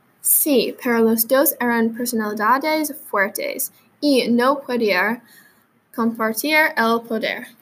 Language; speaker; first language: Spanish; non-native, learner; English